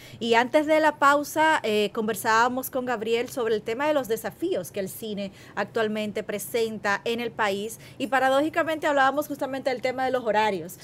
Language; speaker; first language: Spanish; native; Spanish